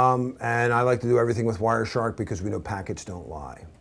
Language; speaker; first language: English; native; English